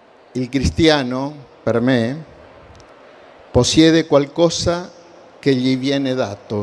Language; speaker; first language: Italian; non-native, learner; Spanish